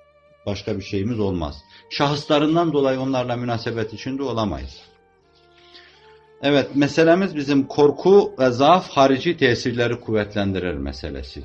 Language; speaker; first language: Turkish; native; Turkish